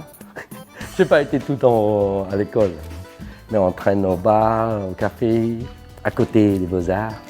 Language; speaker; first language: French; non-native, fluent; Cantonese